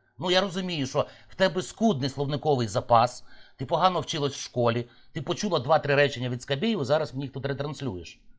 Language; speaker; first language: Ukrainian; native; Ukrainian